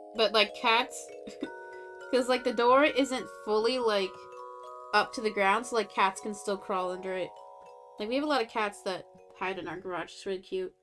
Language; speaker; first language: English; native; English